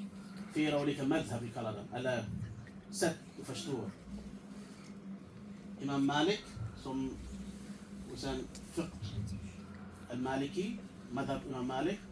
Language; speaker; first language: Swedish; non-native, fluent; Urdu